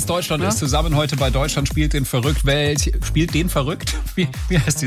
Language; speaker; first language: German; native; German